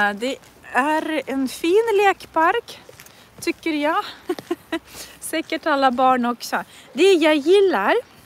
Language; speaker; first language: Swedish; non-native, fluent; Russian